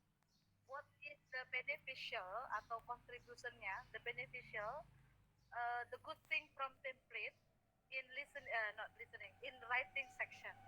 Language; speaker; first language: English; non-native, fluent; Indonesian